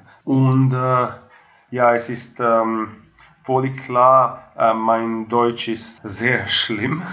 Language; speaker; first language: German; non-native, fluent; Croatian